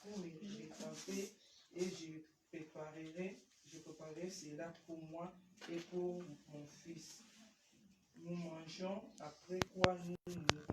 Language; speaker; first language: French; non-native, local second language; Lingala